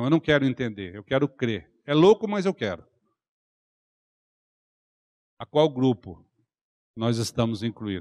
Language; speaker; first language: Portuguese; native; Portuguese